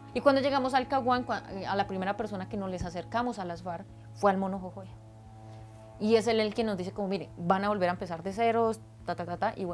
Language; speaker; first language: Spanish; native; Spanish